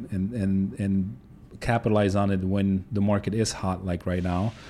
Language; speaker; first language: English; non-native, fluent; Polish